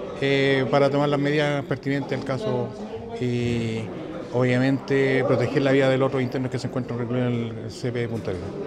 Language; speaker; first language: Spanish; native; Spanish